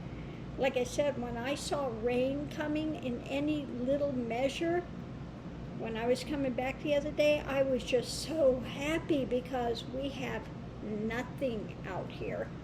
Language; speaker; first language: English; native; English